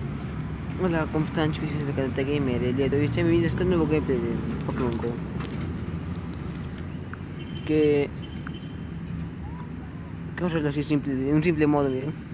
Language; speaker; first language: Spanish; native; Spanish